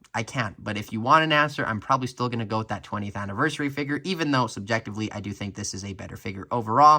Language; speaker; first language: English; native; English